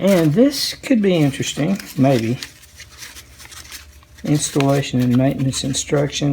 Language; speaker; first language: English; native; English